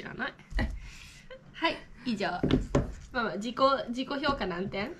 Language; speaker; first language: Japanese; native; Japanese